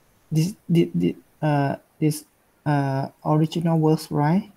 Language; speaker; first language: English; non-native, learner; Thai